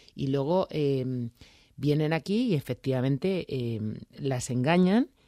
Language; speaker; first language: Spanish; native; Spanish